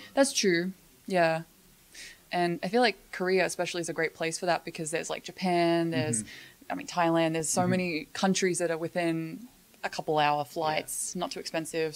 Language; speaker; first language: English; native; English